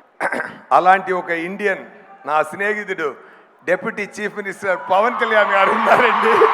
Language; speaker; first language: Telugu; non-native, learner; Tamil